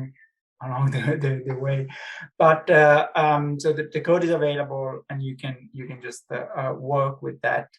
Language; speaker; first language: English; non-native, fluent; Italian